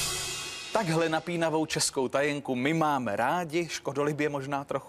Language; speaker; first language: Czech; native; Czech